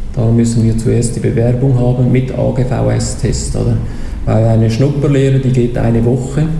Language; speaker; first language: German; native; German